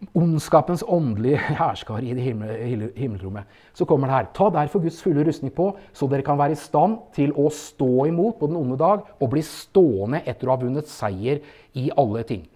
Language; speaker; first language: Norwegian; native; Norwegian